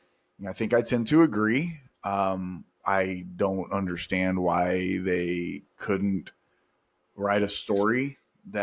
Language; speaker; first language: English; native; English